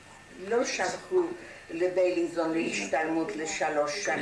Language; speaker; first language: Hebrew; non-native, fluent; German